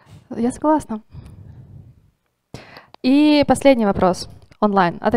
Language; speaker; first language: Russian; native; Russian